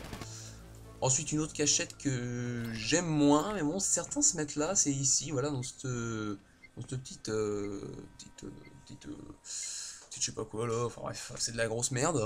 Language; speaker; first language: French; native; French